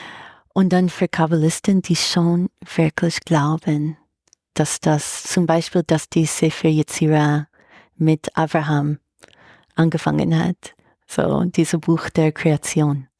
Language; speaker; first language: German; non-native, fluent; English